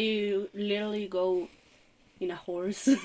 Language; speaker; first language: English; non-native, learner; Spanish